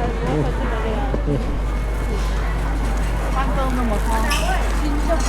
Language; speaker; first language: Korean; non-native, fluent; Vietnamese